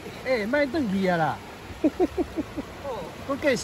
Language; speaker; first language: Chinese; native; Chinese